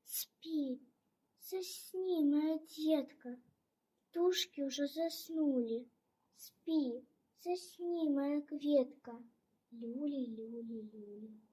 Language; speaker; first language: Belarusian; native; Belarusian